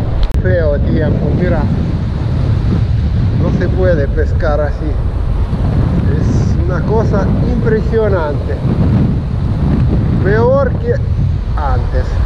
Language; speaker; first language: Spanish; non-native, fluent; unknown